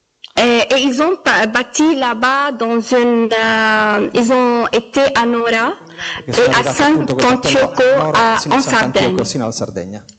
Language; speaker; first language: French; non-native, local second language; Arabic